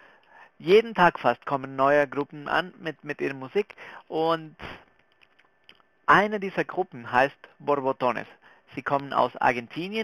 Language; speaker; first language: German; non-native, fluent; Spanish